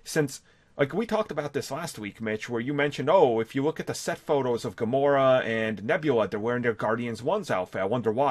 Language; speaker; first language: English; native; English